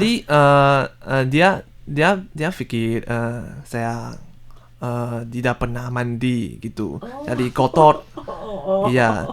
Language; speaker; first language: Indonesian; non-native, learner; Chinese